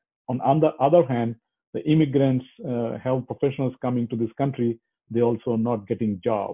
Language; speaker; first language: English; non-native, local second language; Bangla